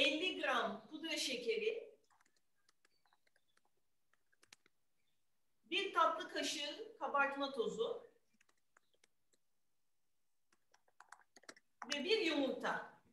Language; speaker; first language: Turkish; native; Turkish